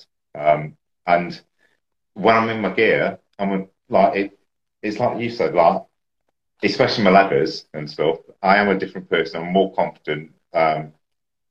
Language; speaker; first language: English; native; English